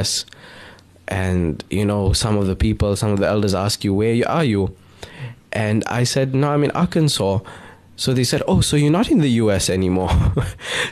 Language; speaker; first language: English; native; English